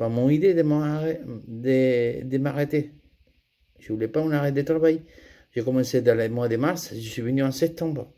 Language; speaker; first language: French; non-native, fluent; Spanish